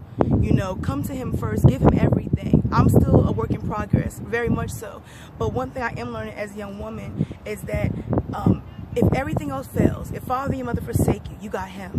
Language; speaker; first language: English; native; English